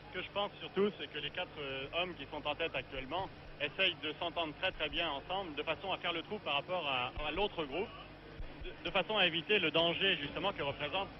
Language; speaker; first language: French; native; French